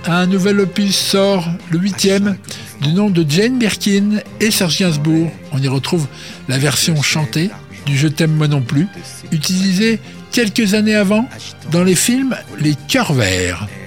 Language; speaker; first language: French; native; French